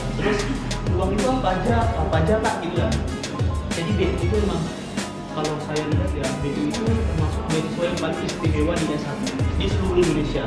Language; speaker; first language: Indonesian; native; Indonesian